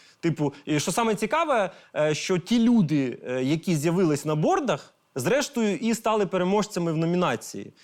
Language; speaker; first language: Ukrainian; non-native, local second language; Russian